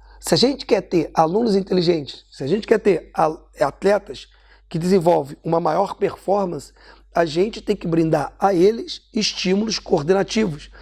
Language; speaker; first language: Portuguese; native; Portuguese